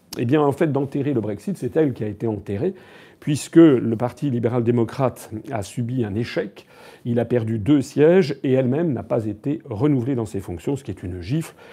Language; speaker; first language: French; native; French